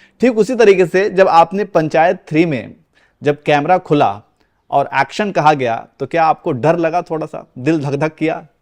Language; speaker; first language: Hindi; native; Hindi